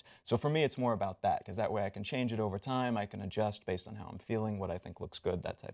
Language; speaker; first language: English; native; English